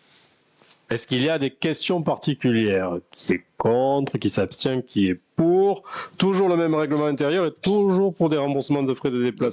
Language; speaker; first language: French; native; French